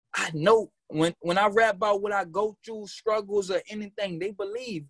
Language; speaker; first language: English; native; English